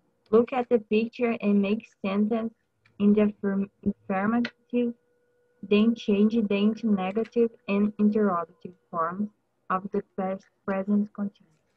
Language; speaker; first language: English; non-native, learner; Portuguese